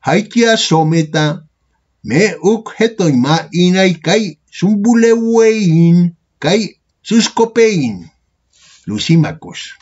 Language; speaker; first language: Greek; non-native, learner; Spanish